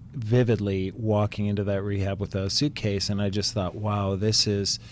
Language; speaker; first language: English; native; English